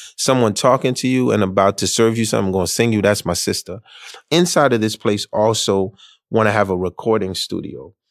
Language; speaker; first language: English; early bilingual, other home language; Haitian Creole